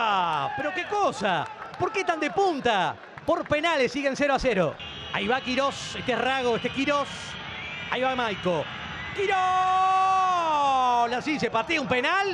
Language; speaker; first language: Spanish; native; Spanish